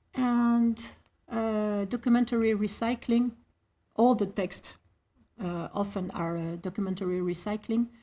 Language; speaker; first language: English; non-native, fluent; French